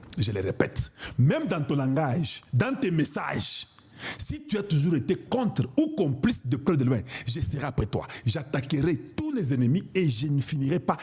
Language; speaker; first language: French; non-native, local second language; Lingala